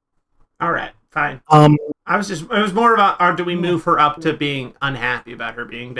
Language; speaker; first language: English; native; English